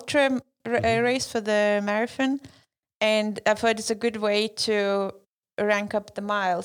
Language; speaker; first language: English; non-native, fluent; Lithuanian